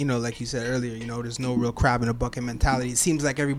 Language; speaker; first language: English; non-native, fluent; Arabic